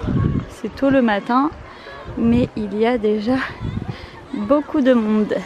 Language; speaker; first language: French; native; French